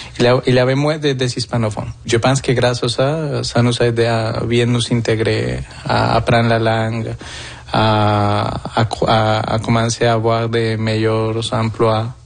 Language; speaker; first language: French; non-native, fluent; Spanish